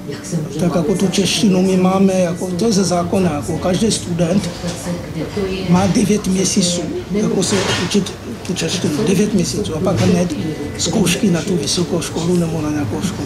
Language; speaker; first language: Czech; non-native, fluent; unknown